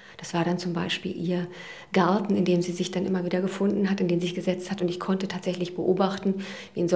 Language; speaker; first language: German; native; German